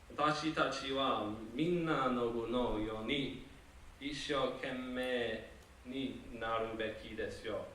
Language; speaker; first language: Japanese; non-native, learner; English